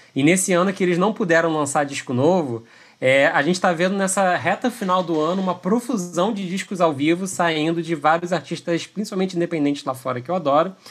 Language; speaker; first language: Portuguese; native; Portuguese